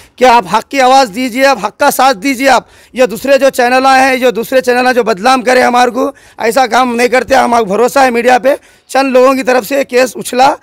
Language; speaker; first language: Hindi; non-native, local second language; Urdu